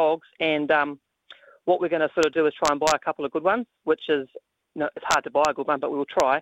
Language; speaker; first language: English; native; English